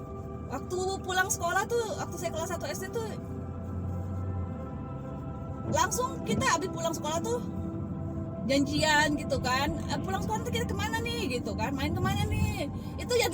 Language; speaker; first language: Indonesian; native; Indonesian